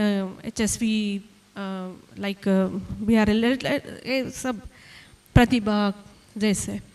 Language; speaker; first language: Hindi; non-native, local second language; Kannada